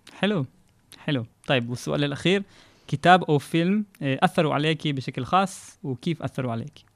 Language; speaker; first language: Arabic; non-native, fluent; Hebrew